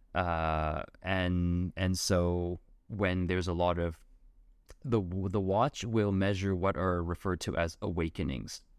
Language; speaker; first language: English; native; English